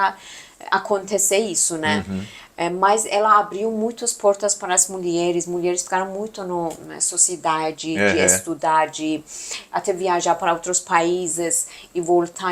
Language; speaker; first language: Portuguese; non-native, learner; Persian